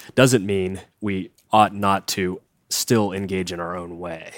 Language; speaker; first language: English; native; English